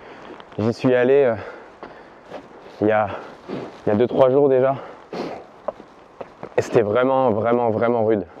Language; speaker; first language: French; native; French